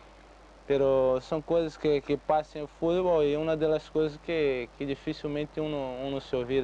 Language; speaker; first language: Spanish; non-native, fluent; Portuguese